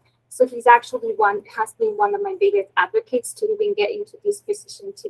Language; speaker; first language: English; non-native, fluent; Spanish